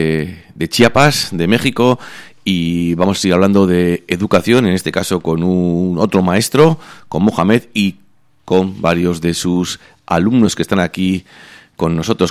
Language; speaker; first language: Spanish; native; Spanish